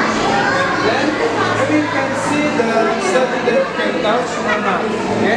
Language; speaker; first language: English; non-native, learner; Indonesian